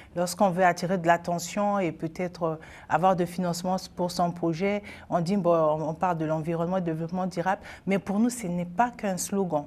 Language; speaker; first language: French; non-native, local second language; Sango